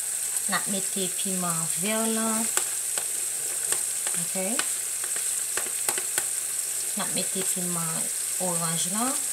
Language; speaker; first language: French; non-native, learner; Haitian Creole